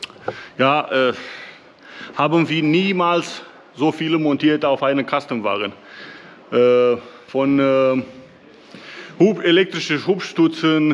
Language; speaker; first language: German; non-native, learner; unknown